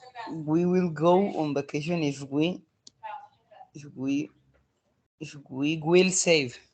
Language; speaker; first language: English; non-native, learner; Spanish